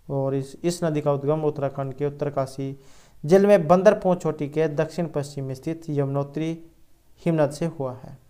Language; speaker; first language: Hindi; native; Hindi